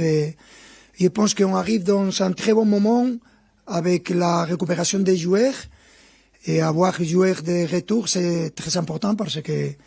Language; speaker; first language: French; non-native, fluent; Spanish